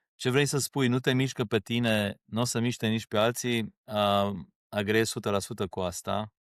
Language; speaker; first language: Romanian; early bilingual, heritage; Romanian